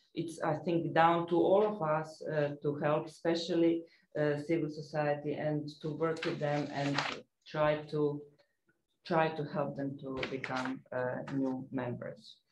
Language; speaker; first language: English; non-native, fluent; Croatian